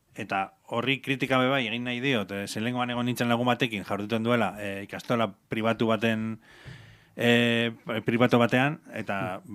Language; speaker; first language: Basque; non-native, local second language; Spanish